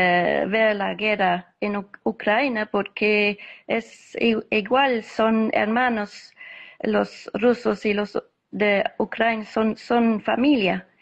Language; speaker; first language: Spanish; non-native, fluent; English